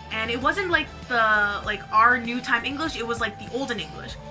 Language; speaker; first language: English; native; English